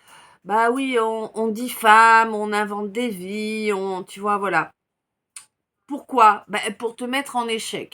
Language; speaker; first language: French; native; French